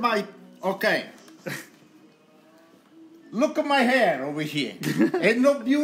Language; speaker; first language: English; non-native, local second language; Italian